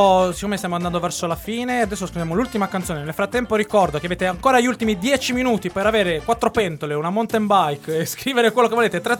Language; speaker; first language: Italian; native; Italian